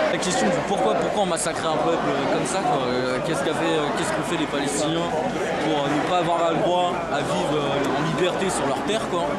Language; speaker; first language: French; native; French